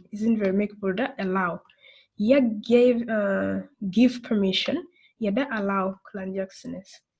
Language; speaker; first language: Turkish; non-native, learner; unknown